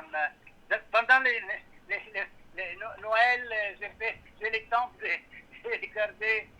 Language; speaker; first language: French; non-native, learner; Italian